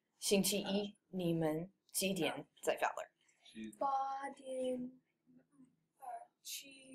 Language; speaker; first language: Chinese; non-native, fluent; English